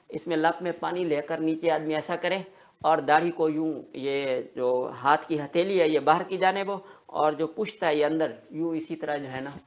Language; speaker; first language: Urdu; native; Urdu